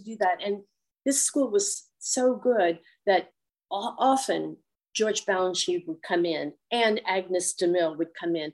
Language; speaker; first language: English; native; English